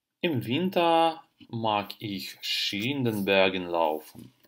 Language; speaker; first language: German; non-native, fluent; Russian